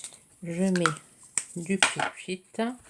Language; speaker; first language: French; native; French